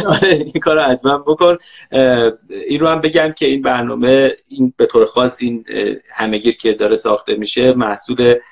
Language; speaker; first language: Persian; native; Persian